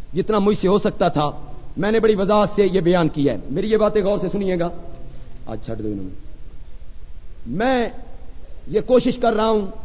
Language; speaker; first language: Urdu; non-native, local second language; Punjabi